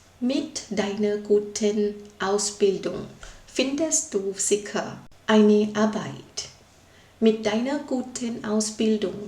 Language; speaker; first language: German; non-native, learner; Thai